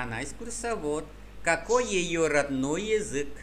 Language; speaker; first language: Russian; non-native, fluent; Vietnamese